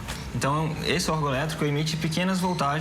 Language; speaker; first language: Portuguese; native; Portuguese